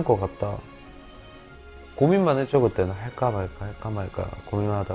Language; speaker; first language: Korean; native; Korean